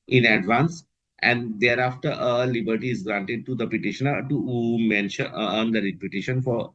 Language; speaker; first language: English; non-native, local second language; Bangla